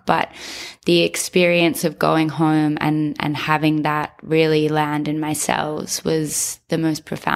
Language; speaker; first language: English; native; English